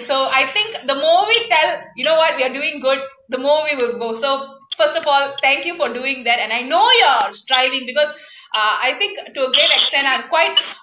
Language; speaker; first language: English; non-native, local second language; Tamil